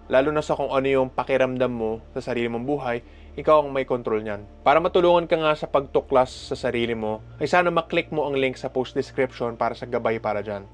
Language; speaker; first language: Filipino; non-native, local second language; Cebuano